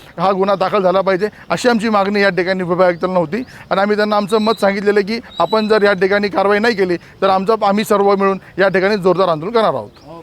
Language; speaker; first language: Marathi; native; Marathi